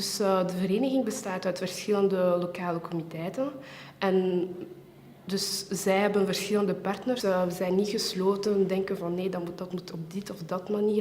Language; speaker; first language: Dutch; non-native, local second language; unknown